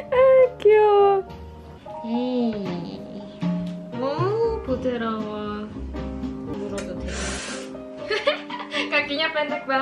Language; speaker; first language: Korean; non-native, fluent; Indonesian